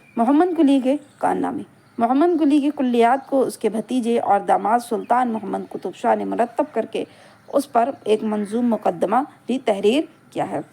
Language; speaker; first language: Urdu; native; Urdu